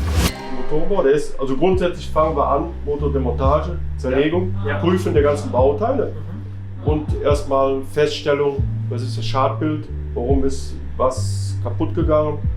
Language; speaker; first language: German; native; German